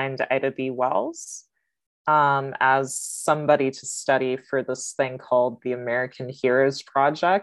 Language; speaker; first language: English; native; English